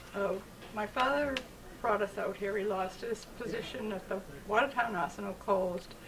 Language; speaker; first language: English; native; English